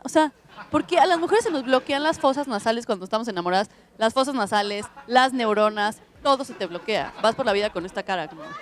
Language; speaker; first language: Spanish; native; Spanish